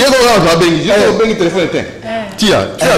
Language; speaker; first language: French; non-native, local second language; Lingala